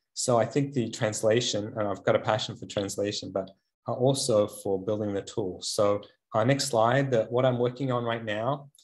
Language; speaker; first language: English; native; English